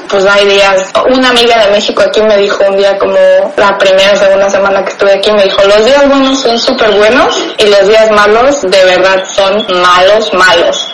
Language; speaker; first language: Spanish; native; Spanish